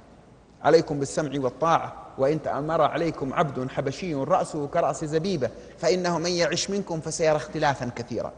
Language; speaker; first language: Arabic; native; Arabic